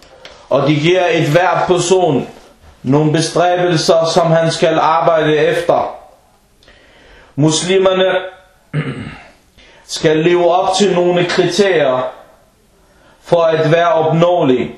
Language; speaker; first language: Danish; non-native, fluent; Arabic